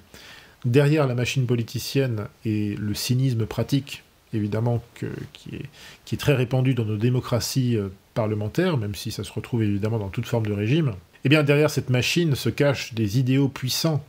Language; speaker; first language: French; native; French